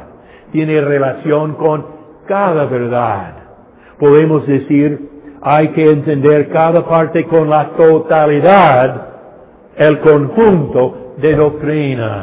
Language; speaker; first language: Spanish; non-native, fluent; English